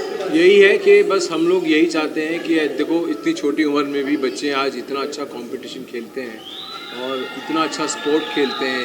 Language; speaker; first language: Hindi; native; Hindi